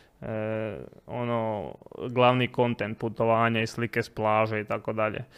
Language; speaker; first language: Croatian; native; Croatian